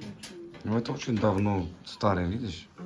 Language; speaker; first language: Russian; non-native, learner; Turkish